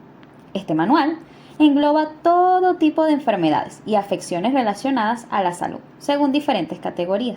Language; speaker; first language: Spanish; native; Spanish